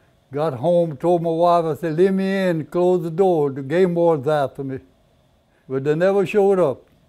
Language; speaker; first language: English; early bilingual, other home language; French